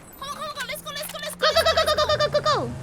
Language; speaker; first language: English; non-native, learner; Korean